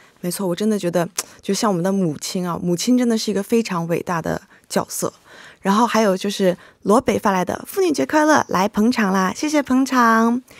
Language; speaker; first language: Chinese; native; Chinese